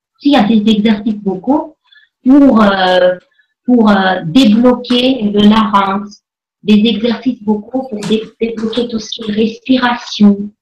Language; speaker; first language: French; non-native, fluent; Armenian